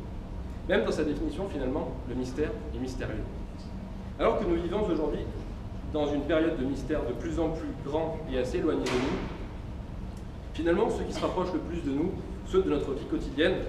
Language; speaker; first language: French; native; French